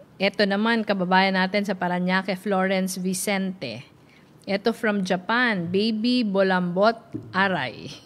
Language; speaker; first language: Filipino; non-native, local second language; Bikol